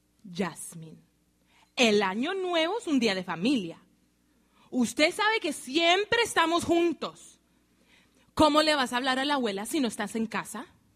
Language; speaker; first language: Spanish; early bilingual, heritage; Spanish